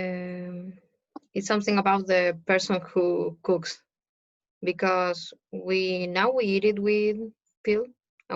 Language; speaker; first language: English; non-native, learner; Spanish